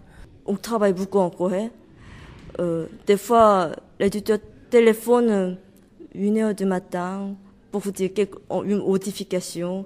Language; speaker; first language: French; non-native, learner; Korean